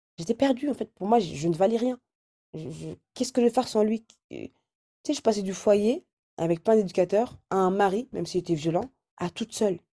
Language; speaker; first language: French; early bilingual, other home language; Arabic